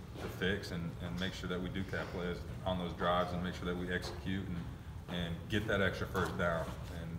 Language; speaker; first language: English; native; English